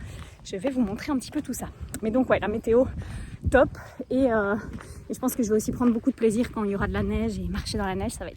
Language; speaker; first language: French; native; French